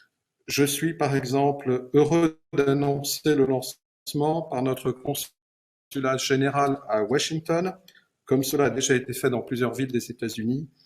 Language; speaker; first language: French; native; French